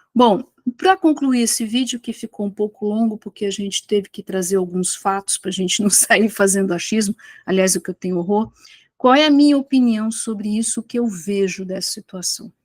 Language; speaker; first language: Portuguese; native; Portuguese